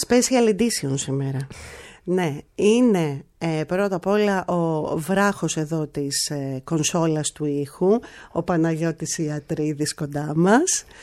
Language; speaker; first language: Greek; native; Greek